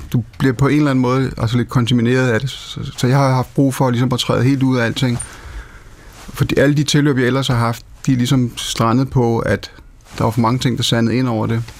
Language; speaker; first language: Danish; native; Danish